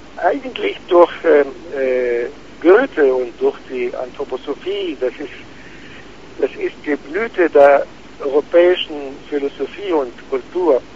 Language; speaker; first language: German; non-native, fluent; Arabic